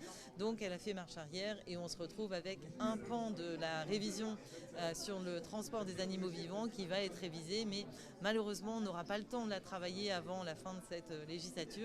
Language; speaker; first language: French; native; French